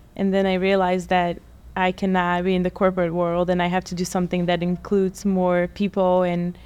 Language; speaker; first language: English; non-native, fluent; Bulgarian